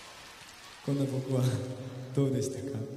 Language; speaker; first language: Japanese; non-native, fluent; Korean